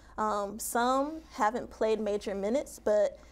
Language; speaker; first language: English; native; English